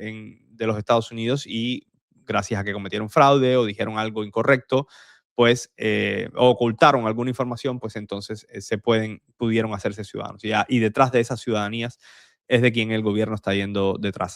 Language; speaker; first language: Spanish; native; Spanish